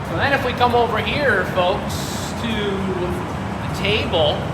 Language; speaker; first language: English; native; English